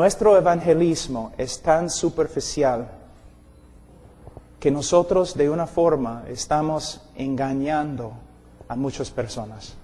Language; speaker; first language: Spanish; non-native, fluent; English